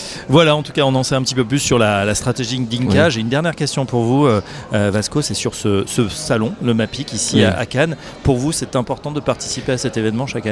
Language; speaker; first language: French; native; French